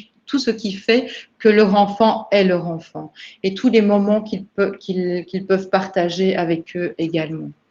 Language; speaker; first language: French; native; French